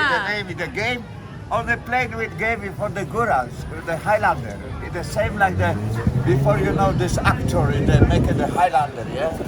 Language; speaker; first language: English; non-native, learner; Polish